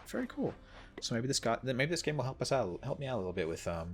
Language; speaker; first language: English; native; English